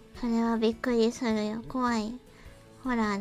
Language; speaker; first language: Japanese; native; Japanese